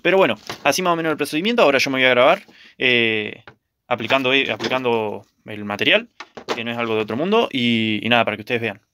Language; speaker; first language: Spanish; native; Spanish